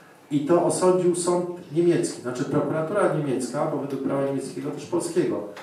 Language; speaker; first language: Polish; non-native, fluent; German